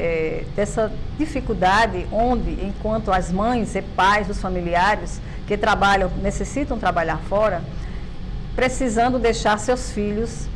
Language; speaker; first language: Portuguese; native; Portuguese